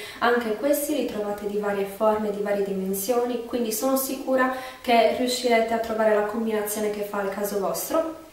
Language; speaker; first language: Italian; native; Italian